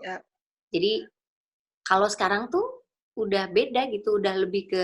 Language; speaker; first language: Indonesian; native; Indonesian